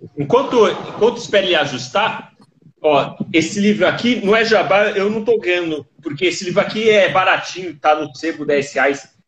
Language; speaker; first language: Portuguese; native; Portuguese